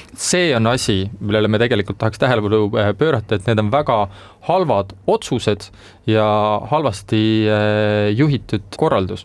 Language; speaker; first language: Estonian; native; Estonian